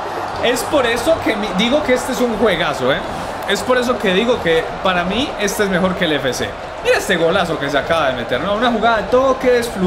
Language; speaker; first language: Spanish; native; Spanish